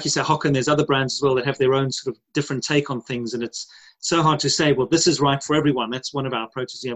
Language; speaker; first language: English; native; English